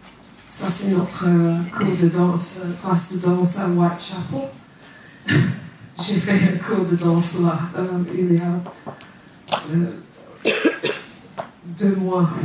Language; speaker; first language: French; non-native, fluent; English